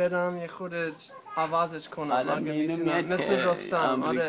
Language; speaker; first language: Persian; non-native, learner; English